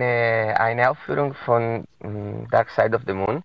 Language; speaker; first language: German; non-native, local second language; Italian